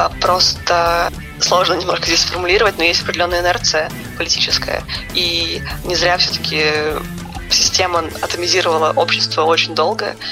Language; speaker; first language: Russian; native; Russian